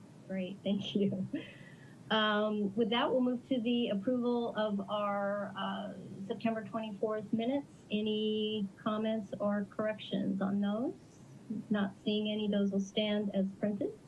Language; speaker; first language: English; native; English